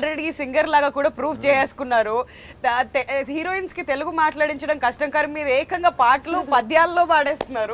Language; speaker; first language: Telugu; native; Telugu